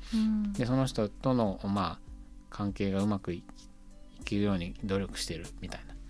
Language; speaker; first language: Japanese; native; Japanese